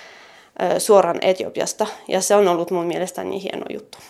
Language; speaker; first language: Finnish; non-native, fluent; French